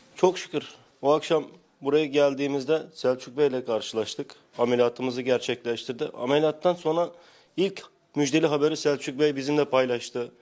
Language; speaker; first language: Turkish; native; Turkish